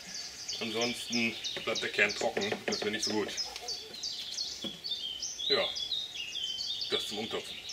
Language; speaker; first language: German; native; German